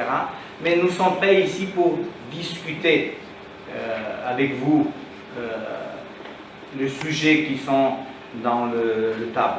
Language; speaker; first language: French; non-native, learner; Romanian